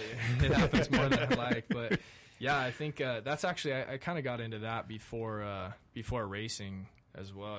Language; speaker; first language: English; native; English